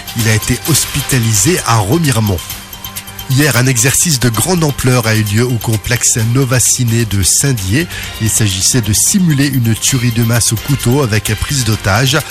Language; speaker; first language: French; native; French